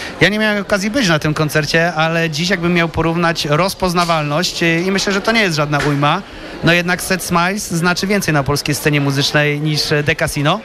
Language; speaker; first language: Polish; native; Polish